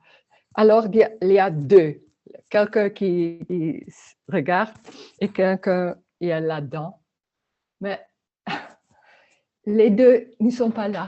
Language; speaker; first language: French; non-native, learner; Dutch